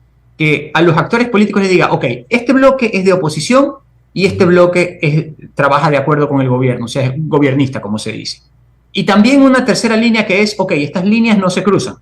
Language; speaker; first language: Spanish; native; Spanish